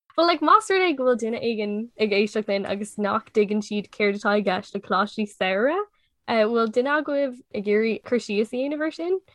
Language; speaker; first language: Irish; non-native, local second language; English